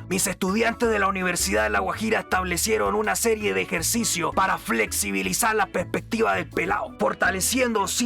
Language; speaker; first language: Spanish; native; Spanish